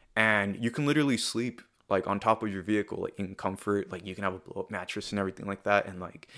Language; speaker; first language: English; early bilingual, other home language; Spanish